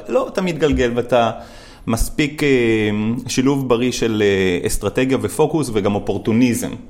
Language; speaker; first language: Hebrew; native; Hebrew